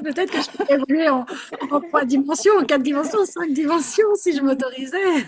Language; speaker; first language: French; native; French